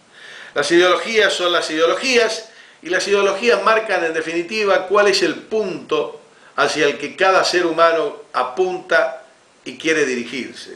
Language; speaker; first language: Spanish; native; Spanish